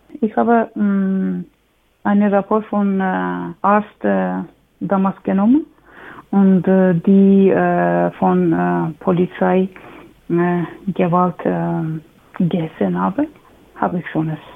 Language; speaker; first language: German; non-native, learner; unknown